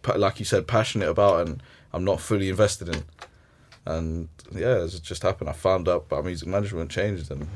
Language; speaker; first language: English; early bilingual, other home language; Arabic